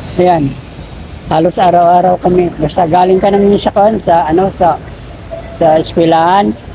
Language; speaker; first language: Filipino; non-native, local second language; Iloko